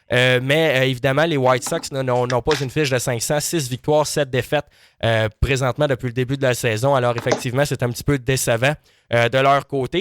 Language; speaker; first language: French; native; French